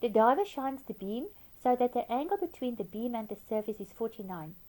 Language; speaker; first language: English; non-native, local second language; Afrikaans